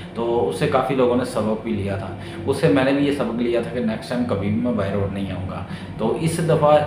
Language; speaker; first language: Urdu; non-native, local second language; Punjabi